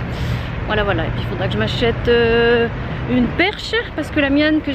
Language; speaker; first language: French; native; French